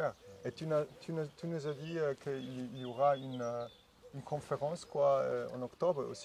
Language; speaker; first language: French; non-native, fluent; German